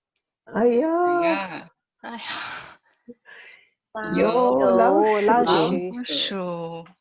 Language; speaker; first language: Chinese; non-native, learner; English